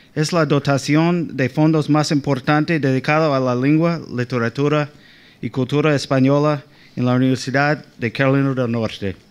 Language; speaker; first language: Spanish; non-native, fluent; English